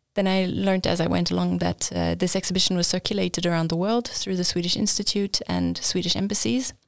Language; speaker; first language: English; native; English